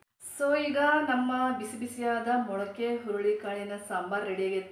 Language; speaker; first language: Kannada; native; Kannada